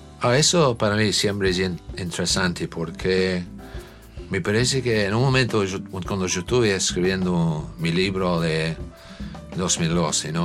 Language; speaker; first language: Spanish; non-native, learner; English